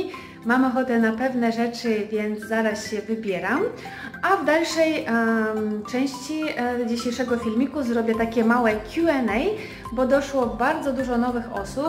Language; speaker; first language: Polish; early bilingual, heritage; Polish